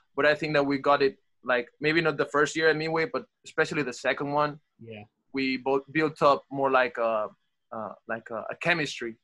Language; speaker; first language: English; non-native, fluent; Spanish